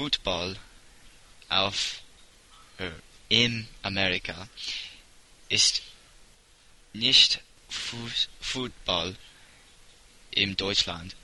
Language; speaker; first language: German; non-native, learner; English